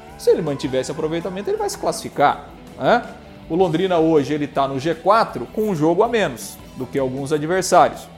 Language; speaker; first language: Portuguese; native; Portuguese